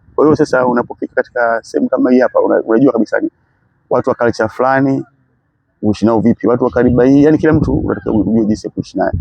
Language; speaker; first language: Swahili; native; Swahili